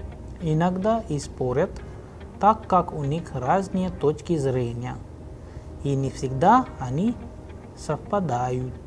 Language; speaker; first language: Russian; non-native, fluent; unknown